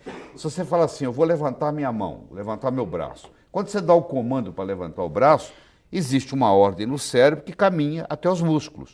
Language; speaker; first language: Portuguese; native; Portuguese